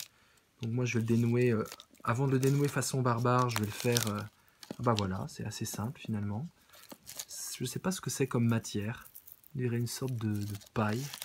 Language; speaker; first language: French; native; French